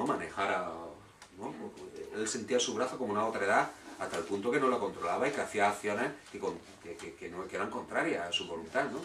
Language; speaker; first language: Spanish; native; Spanish